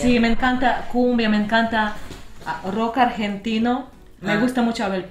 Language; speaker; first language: Spanish; non-native, learner; Russian